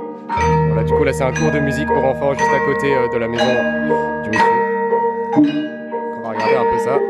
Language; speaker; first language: French; native; French